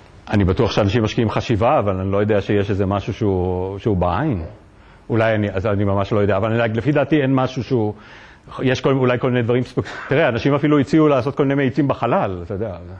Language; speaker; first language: Hebrew; native; Hebrew